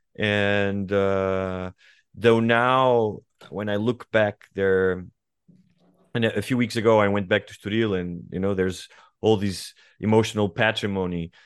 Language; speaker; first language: English; non-native, fluent; Portuguese